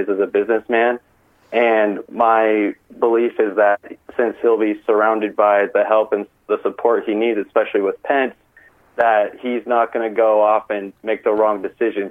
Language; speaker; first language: English; native; English